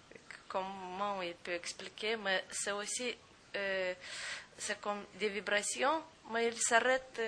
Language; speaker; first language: French; non-native, fluent; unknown